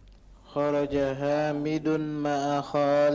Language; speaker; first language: Arabic; non-native, learner; Indonesian